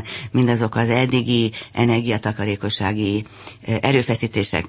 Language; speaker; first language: Hungarian; native; Hungarian